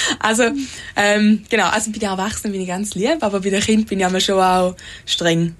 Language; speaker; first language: German; native; German